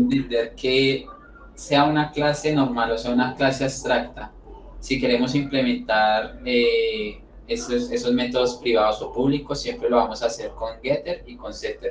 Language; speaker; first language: Spanish; native; Spanish